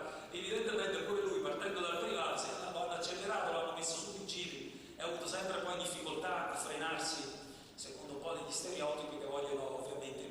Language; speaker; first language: Italian; native; Italian